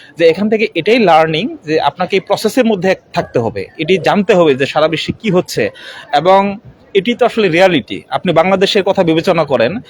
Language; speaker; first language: Bangla; non-native, local second language; Chakma